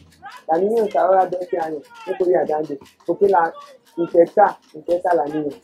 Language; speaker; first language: Spanish; non-native, learner; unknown